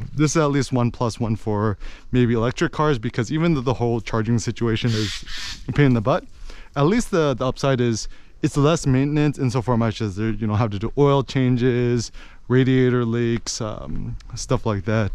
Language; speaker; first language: English; early bilingual, other home language; Korean